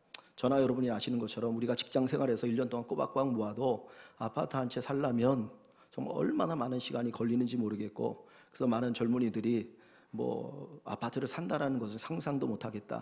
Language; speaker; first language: Korean; native; Korean